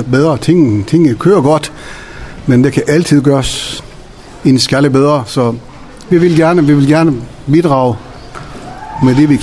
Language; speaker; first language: Danish; non-native, fluent; Persian